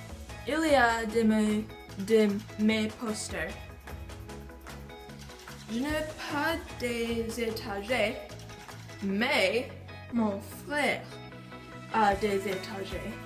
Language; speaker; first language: French; non-native, learner; English